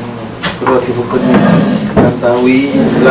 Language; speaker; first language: French; non-native, learner; Arabic